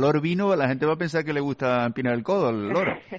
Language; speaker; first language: Spanish; native; Spanish